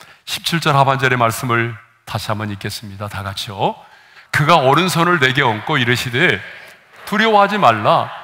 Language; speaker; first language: Korean; native; Korean